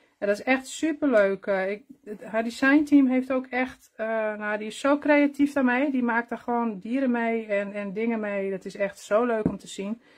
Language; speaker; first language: Dutch; native; Dutch